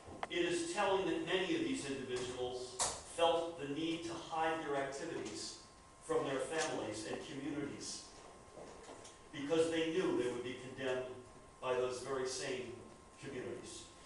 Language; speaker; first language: English; native; English